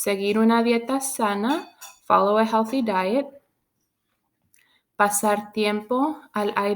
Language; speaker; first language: Spanish; non-native, fluent; English